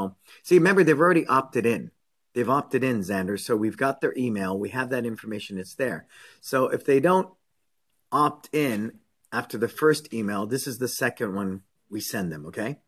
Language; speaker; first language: English; native; English